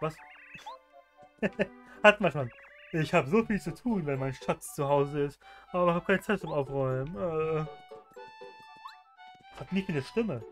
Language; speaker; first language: German; native; German